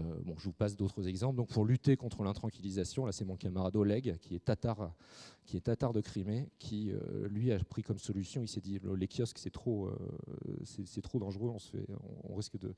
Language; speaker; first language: French; native; French